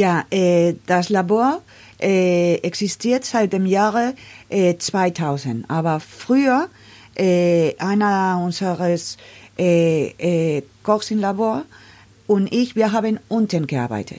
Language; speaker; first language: German; non-native, learner; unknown